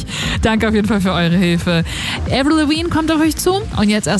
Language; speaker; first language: German; native; German